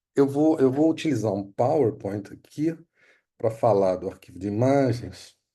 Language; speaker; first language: Portuguese; early bilingual, other home language; Italian